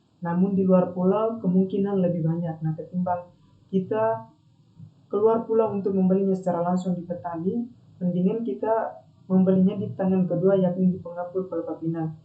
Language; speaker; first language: Indonesian; non-native, local second language; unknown